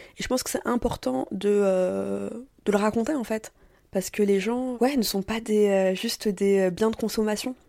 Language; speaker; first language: French; native; French